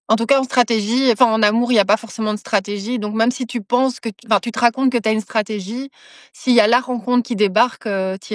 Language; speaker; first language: French; native; French